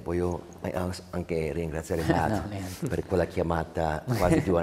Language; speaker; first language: Italian; early bilingual, heritage; English